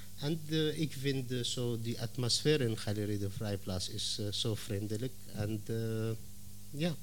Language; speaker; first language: Dutch; non-native, learner; Arabic